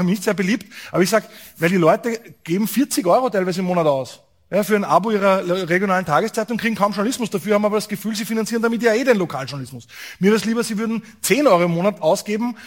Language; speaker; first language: German; native; German